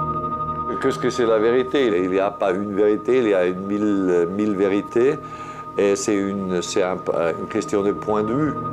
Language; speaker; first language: French; non-native, fluent; German